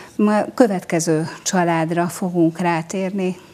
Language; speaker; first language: Hungarian; native; Hungarian